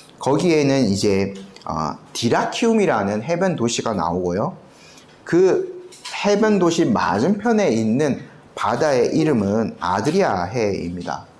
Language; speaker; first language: Korean; native; Korean